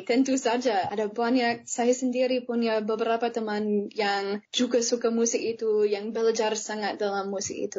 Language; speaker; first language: Indonesian; non-native, fluent; English